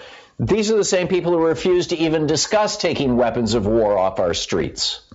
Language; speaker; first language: English; native; English